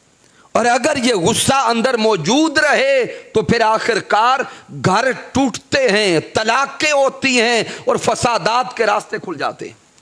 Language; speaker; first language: Urdu; native; Urdu